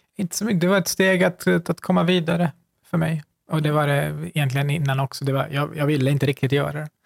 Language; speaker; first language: Swedish; early bilingual, other home language; Kurdish